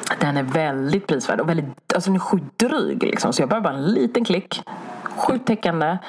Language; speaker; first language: Swedish; early bilingual, other home language; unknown